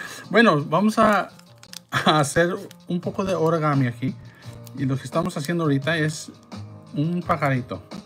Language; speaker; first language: Spanish; early bilingual, heritage; Spanish